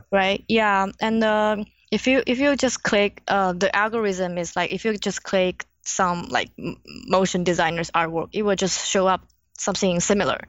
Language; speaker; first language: English; non-native, learner; Chinese